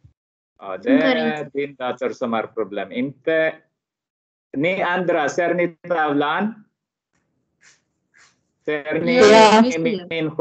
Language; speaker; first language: Swedish; non-native, fluent; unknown